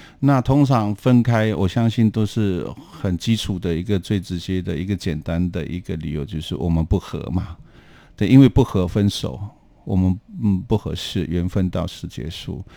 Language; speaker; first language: Chinese; non-native, local second language; Amis